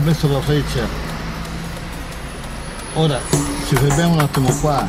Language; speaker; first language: Italian; native; Italian